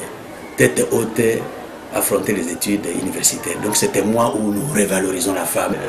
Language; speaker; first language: French; native; French